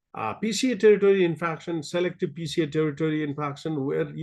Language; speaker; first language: English; non-native, local second language; Nepali